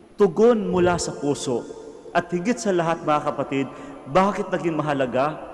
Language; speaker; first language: Filipino; non-native, local second language; Cebuano